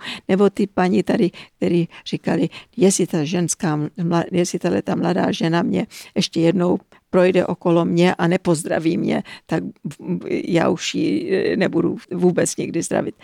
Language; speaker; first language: Czech; early bilingual, heritage; Czech